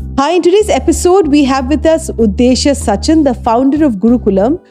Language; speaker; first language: English; non-native, local second language; Hindi